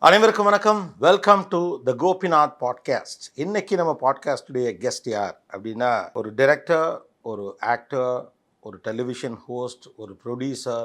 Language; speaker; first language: Tamil; native; Tamil